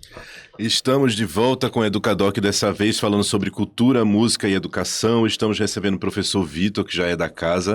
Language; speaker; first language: Portuguese; native; Portuguese